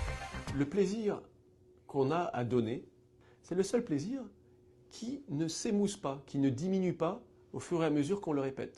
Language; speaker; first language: French; native; French